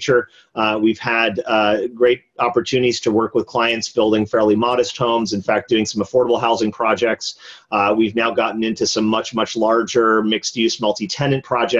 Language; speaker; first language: English; native; English